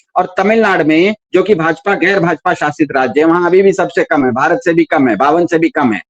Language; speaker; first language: Hindi; non-native, local second language; Kannada